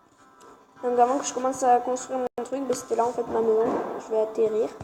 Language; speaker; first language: French; native; French